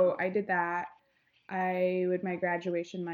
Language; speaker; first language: English; non-native, local second language; Filipino